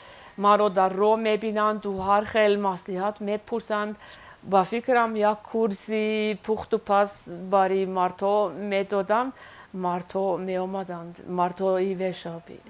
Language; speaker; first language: Persian; non-native, learner; Swiss German